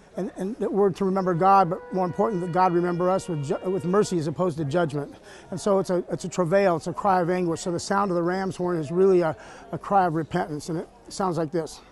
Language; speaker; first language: English; native; English